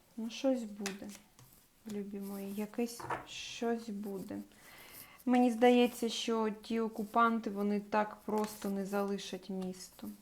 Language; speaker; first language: Ukrainian; non-native, local second language; Russian